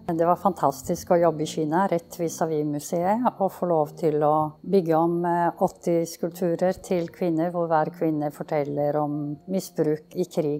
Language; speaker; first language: Norwegian; early bilingual, heritage; Norwegian